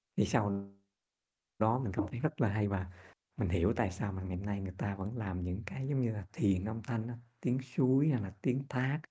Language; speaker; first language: Vietnamese; native; Vietnamese